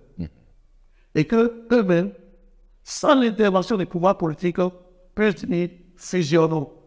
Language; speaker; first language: French; non-native, local second language; Fon